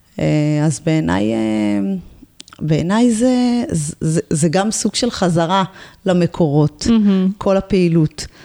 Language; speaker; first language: Hebrew; native; Hebrew